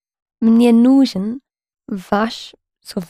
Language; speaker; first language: Russian; non-native, learner; English